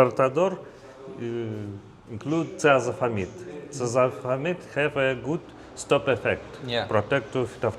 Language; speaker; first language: English; non-native, learner; Russian